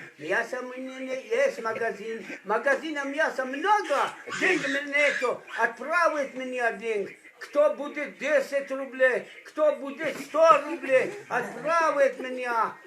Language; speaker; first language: Russian; non-native, learner; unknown